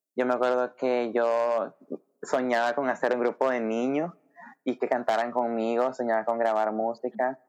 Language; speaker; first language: Spanish; native; Spanish